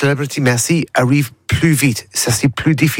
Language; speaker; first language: French; non-native, learner; English